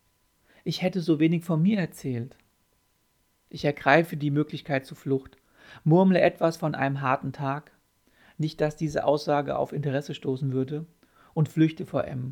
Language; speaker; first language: German; native; German